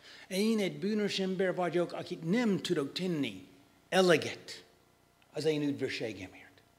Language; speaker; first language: Hungarian; non-native, fluent; English